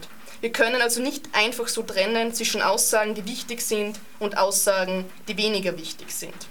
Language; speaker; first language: German; native; German